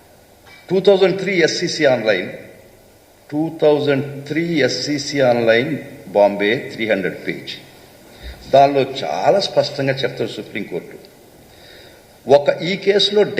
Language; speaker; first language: Telugu; native; Telugu